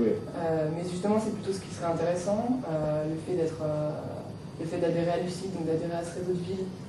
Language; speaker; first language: French; native; French